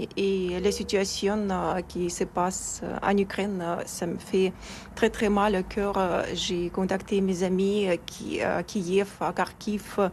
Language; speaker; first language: French; non-native, fluent; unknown